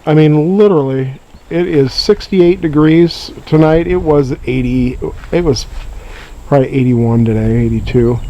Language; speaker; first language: English; native; English